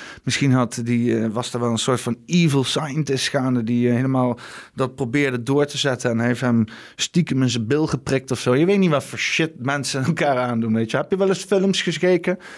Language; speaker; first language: Dutch; native; Dutch